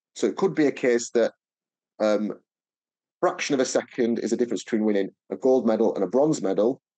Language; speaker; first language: English; native; English